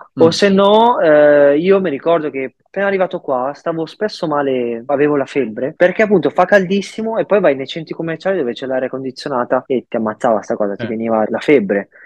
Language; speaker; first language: Italian; native; Italian